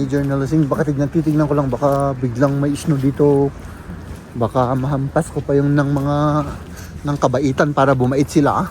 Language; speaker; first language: Filipino; native; Filipino